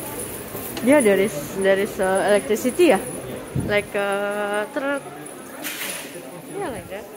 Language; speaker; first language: English; non-native, learner; Indonesian